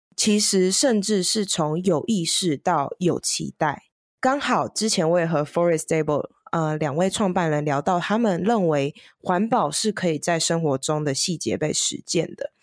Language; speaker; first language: Chinese; native; Chinese